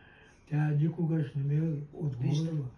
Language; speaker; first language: Bulgarian; non-native, local second language; Turkish